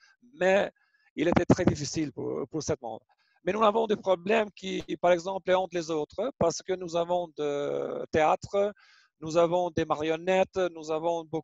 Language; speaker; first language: French; non-native, learner; Albanian